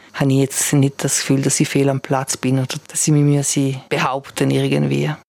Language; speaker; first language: German; native; German